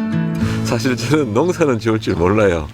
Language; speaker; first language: Korean; native; Korean